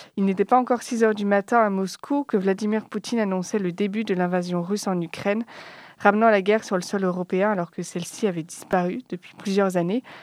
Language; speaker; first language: French; native; French